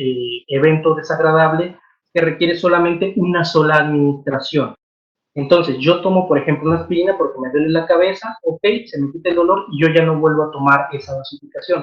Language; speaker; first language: Spanish; native; Spanish